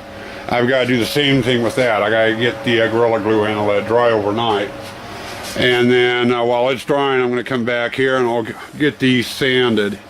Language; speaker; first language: English; native; English